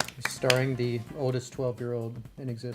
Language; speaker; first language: English; native; English